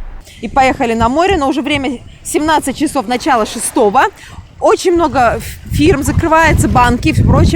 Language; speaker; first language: Russian; native; Russian